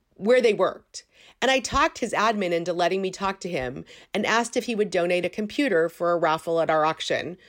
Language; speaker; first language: English; native; English